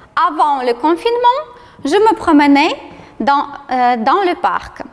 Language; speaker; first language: French; non-native, fluent; Ukrainian